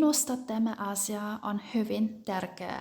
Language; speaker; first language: Finnish; non-native, fluent; German